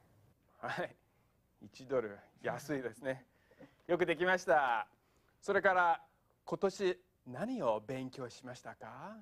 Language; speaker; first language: Japanese; non-native, fluent; English